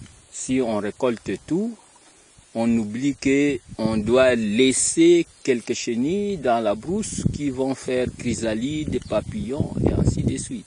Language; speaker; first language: French; non-native, local second language; Kongo